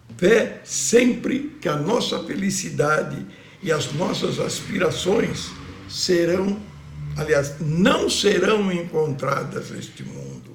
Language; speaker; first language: Portuguese; native; Portuguese